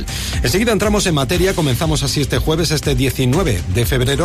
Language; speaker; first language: Spanish; native; Spanish